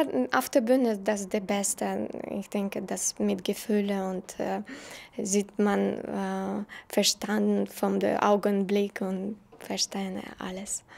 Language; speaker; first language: German; non-native, learner; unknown